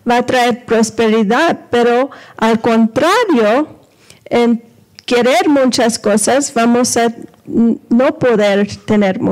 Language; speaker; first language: Spanish; early bilingual, heritage; Spanish